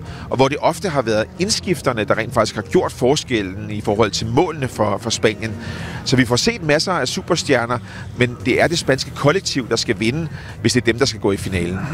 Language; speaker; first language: Danish; native; Danish